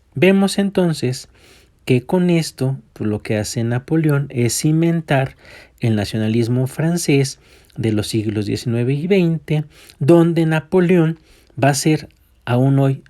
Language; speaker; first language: Spanish; native; Spanish